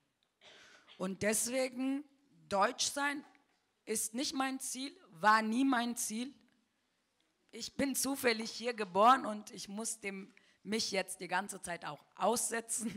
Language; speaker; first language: German; early bilingual, other home language; Turkish